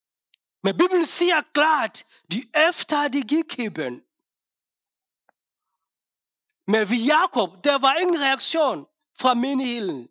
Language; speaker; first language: Danish; non-native, fluent; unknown